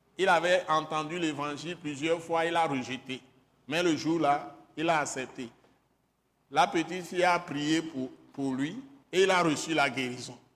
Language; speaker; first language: French; non-native, local second language; Ewe